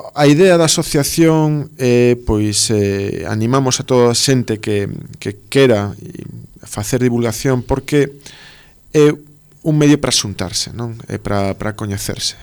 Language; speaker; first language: Galician; non-native, local second language; Spanish